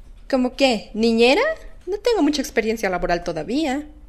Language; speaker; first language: Spanish; native; Spanish